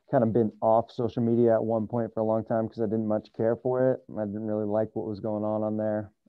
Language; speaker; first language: English; native; English